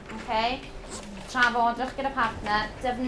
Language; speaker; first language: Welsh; non-native, local second language; English